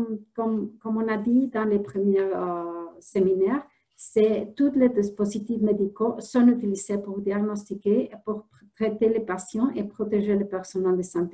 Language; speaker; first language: French; non-native, fluent; Spanish